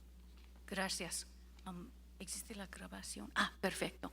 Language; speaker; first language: Spanish; non-native, fluent; English